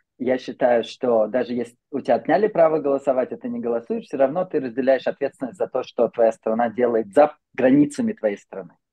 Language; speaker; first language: Russian; native; Russian